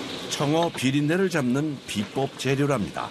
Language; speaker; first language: Korean; native; Korean